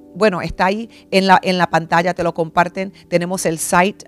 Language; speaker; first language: Spanish; early bilingual, heritage; Spanish